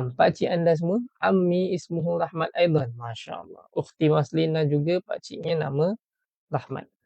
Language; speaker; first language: Malay; native; Malay